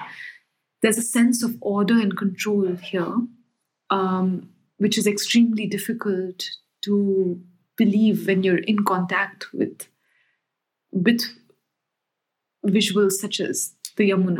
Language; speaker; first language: English; non-native, local second language; Hindi